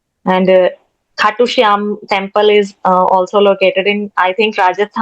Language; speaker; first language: English; non-native, learner; Hindi